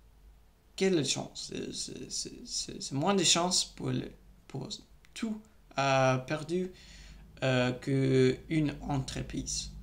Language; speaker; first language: French; non-native, learner; English